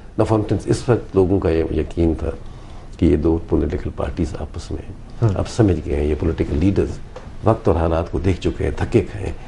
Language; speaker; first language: Urdu; non-native, local second language; Punjabi